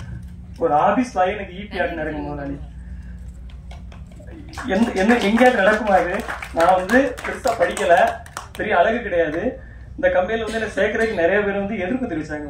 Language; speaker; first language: Tamil; native; Tamil